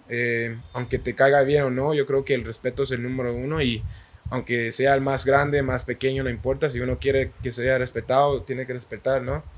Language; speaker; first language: Spanish; native; Spanish